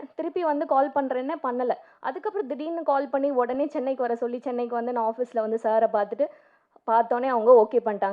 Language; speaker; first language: Tamil; native; Tamil